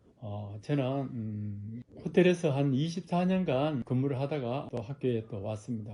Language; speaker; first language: Korean; native; Korean